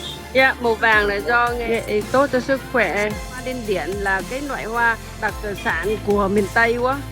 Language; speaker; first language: Vietnamese; native; Vietnamese